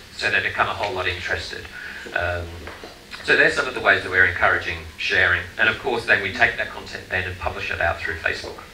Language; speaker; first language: English; native; English